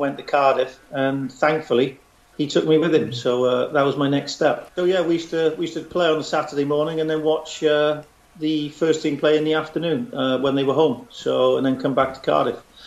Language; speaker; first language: English; native; English